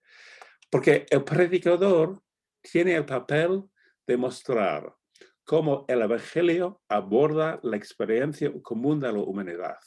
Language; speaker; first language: Spanish; non-native, fluent; English